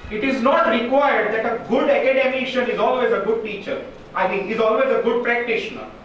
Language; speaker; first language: English; non-native, local second language; Gujarati